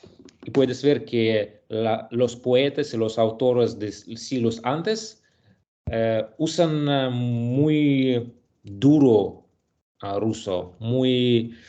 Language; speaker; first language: Spanish; non-native, learner; Russian